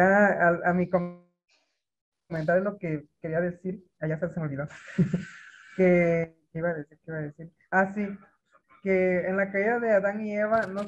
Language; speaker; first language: Spanish; native; Spanish